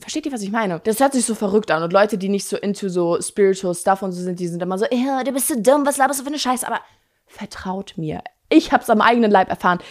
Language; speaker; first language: German; native; German